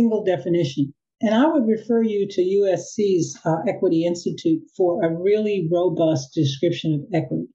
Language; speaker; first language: English; native; English